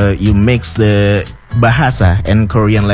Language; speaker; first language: English; non-native, fluent; Indonesian